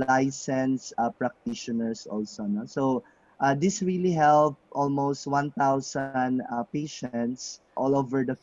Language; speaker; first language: English; non-native, local second language; Cebuano